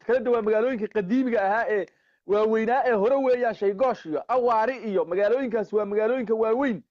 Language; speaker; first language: Somali; native; Somali